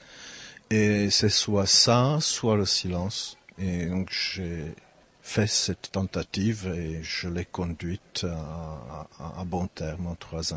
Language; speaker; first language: French; non-native, fluent; Czech